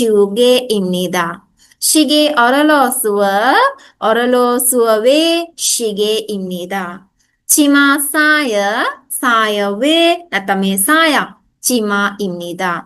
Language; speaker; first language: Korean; non-native, fluent; Sinhala